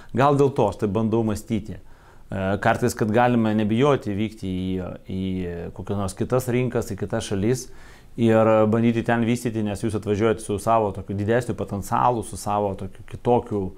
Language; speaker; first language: Lithuanian; non-native, local second language; Russian